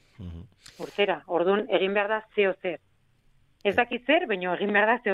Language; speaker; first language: Basque; non-native, local second language; Spanish